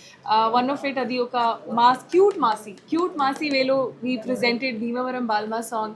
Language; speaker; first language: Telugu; non-native, learner; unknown